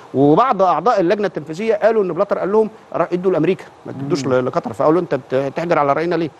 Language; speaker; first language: Arabic; native; Arabic